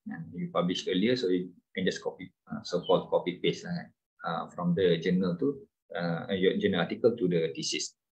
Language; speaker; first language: English; non-native, local second language; Malay